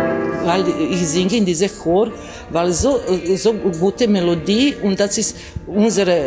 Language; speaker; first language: German; non-native, learner; Serbian